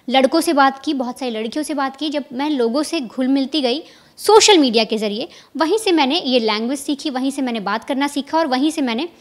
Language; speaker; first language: Hindi; native; Hindi